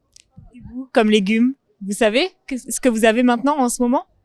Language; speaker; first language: French; native; French